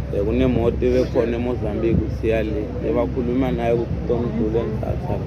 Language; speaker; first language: Zulu; non-native, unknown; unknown